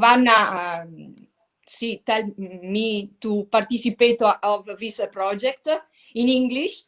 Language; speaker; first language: English; non-native, learner; Italian